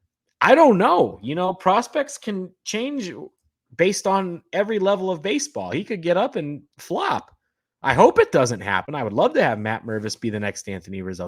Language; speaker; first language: English; native; English